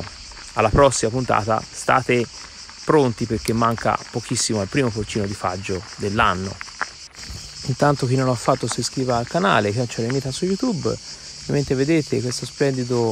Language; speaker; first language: Italian; native; Italian